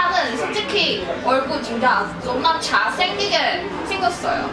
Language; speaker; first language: Korean; non-native, fluent; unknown